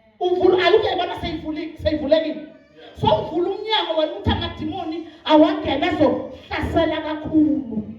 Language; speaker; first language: Zulu; non-native, local second language; Swati